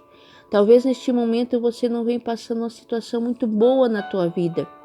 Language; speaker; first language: Portuguese; native; Portuguese